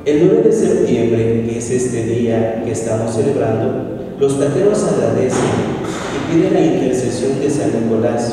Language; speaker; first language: Spanish; native; Spanish